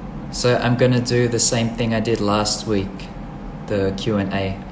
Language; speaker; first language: English; early bilingual, other home language; Thai